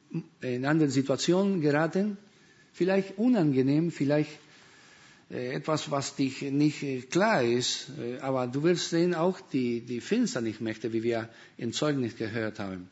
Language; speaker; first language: German; non-native, fluent; Spanish